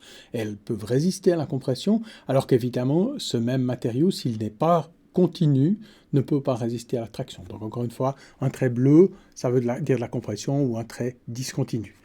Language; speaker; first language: French; native; French